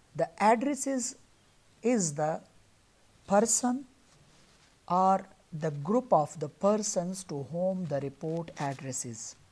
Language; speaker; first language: English; non-native, local second language; Pashto